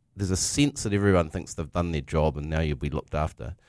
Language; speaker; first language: English; native; English